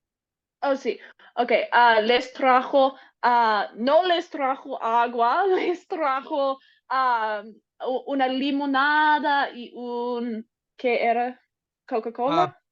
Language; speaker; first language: Spanish; non-native, learner; English